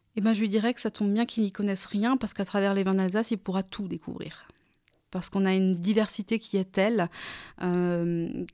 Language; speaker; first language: French; native; French